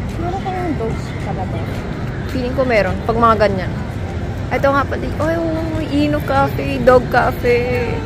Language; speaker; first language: Filipino; native; Filipino